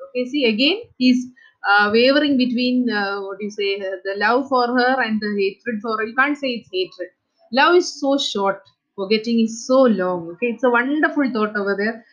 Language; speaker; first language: English; non-native, local second language; Malayalam